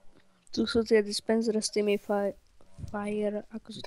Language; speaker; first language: Czech; non-native, local second language; Slovak